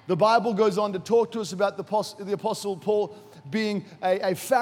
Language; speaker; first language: English; native; English